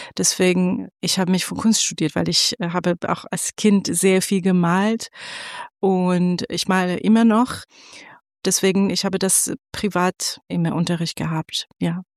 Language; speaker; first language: German; non-native, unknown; Persian